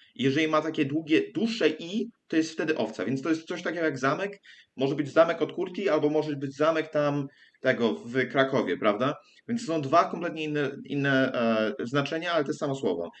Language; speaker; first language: Polish; early bilingual, heritage; English